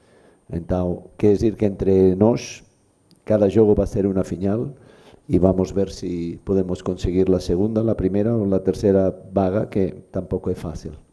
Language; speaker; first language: Portuguese; non-native, learner; Spanish